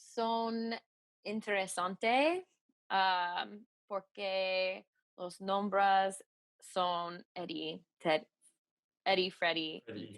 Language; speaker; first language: Spanish; non-native, learner; English